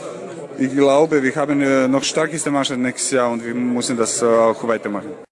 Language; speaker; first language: German; non-native, learner; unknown